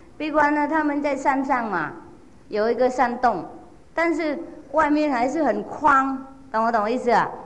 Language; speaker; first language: Chinese; non-native, fluent; Vietnamese